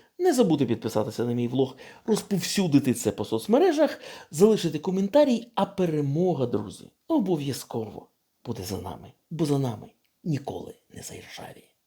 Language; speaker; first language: Ukrainian; non-native, local second language; Russian